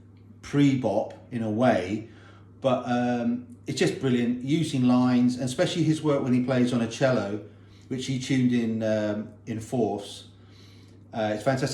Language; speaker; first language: English; native; English